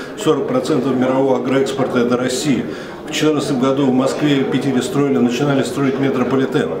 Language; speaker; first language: Russian; native; Russian